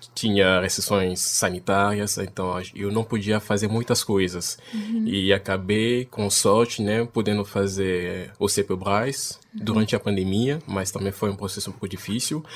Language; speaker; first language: Portuguese; non-native, fluent; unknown